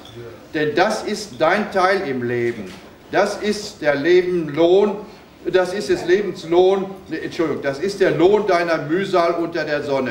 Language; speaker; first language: German; native; German